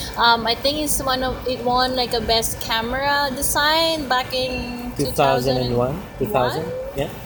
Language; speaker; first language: English; non-native, local second language; Filipino